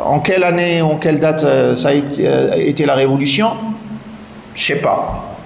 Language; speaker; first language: French; non-native, local second language; Arabic